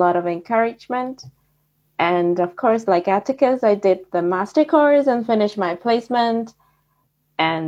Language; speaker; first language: English; non-native, local second language; Cantonese